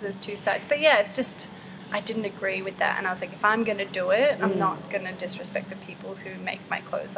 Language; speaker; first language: English; native; English